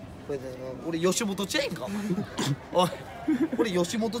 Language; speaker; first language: Japanese; native; Japanese